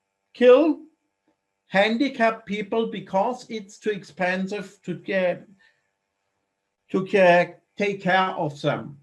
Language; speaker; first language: English; non-native, fluent; German